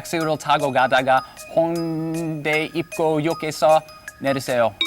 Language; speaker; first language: Korean; non-native, learner; Chinese